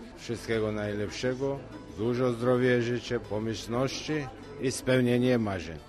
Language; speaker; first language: Polish; non-native, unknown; Georgian